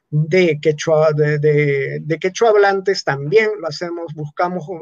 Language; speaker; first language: Spanish; non-native, local second language; Quechua